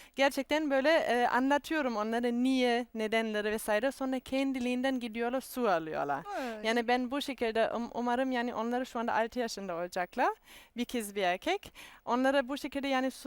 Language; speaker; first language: Turkish; non-native, fluent; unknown